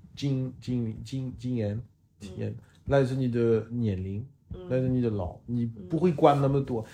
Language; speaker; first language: Chinese; non-native, fluent; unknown